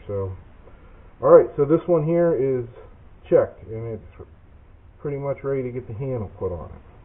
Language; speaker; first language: English; native; English